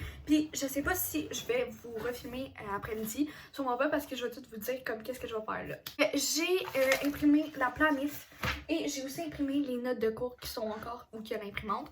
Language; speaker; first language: French; native; French